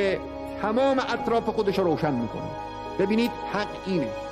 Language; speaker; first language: Persian; native; Persian